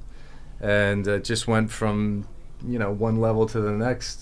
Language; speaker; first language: English; native; English